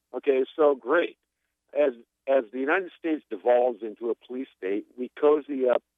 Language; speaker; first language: English; non-native, fluent; Spanish